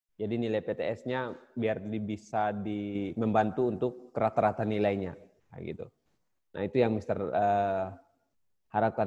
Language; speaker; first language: Indonesian; native; Indonesian